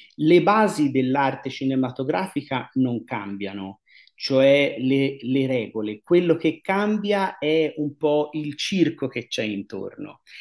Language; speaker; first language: Italian; native; Italian